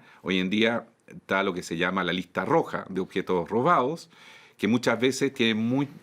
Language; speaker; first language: Spanish; native; Spanish